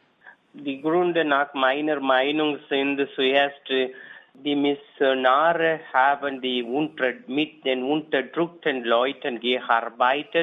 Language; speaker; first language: German; non-native, learner; Tamil